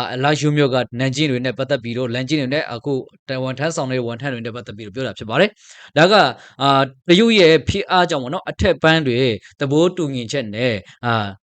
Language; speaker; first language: Burmese; native; Burmese